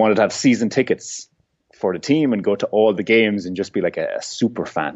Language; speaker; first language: English; native; English